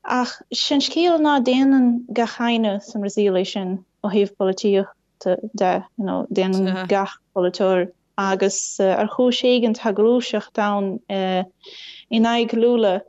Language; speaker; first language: Irish; non-native, fluent; Portuguese